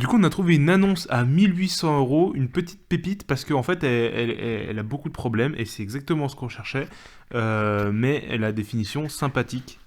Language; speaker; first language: French; native; French